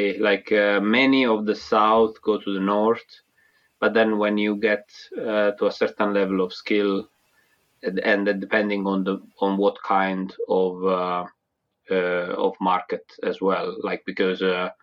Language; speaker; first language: English; non-native, fluent; Italian